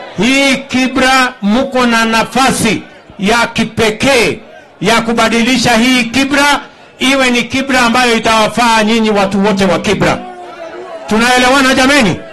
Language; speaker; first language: Swahili; non-native, local second language; Kalenjin